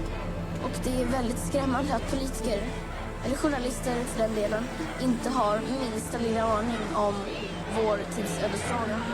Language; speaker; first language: Swedish; native; Swedish